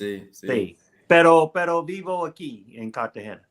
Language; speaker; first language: Spanish; non-native, learner; English